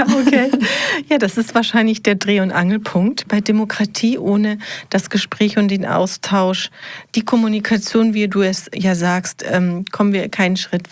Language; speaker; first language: German; native; German